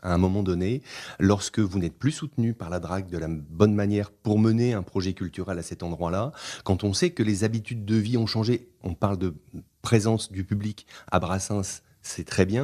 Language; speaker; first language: French; native; French